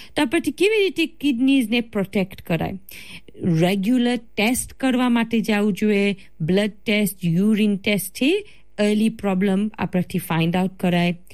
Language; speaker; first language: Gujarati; early bilingual, heritage; Gujarati